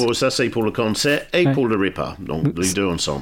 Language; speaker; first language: French; non-native, fluent; English